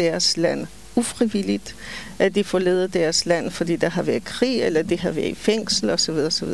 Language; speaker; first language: Danish; non-native, fluent; Polish